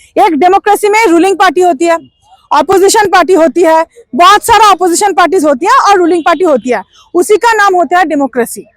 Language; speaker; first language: Hindi; non-native, local second language; Bangla